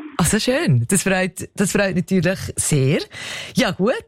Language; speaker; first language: German; native; German